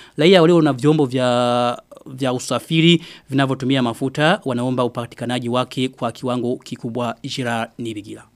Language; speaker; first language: Swahili; non-native, local second language; Rundi